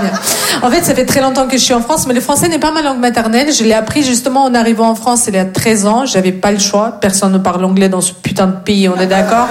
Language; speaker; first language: French; non-native, fluent; Russian